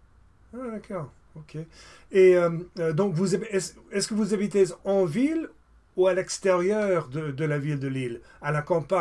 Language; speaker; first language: French; non-native, fluent; English